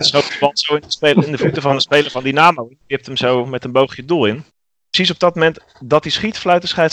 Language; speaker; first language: Dutch; native; Dutch